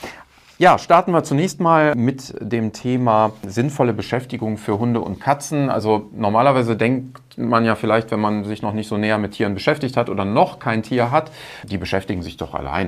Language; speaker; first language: German; native; German